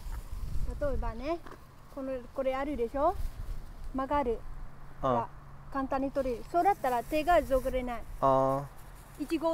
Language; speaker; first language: Japanese; native; Japanese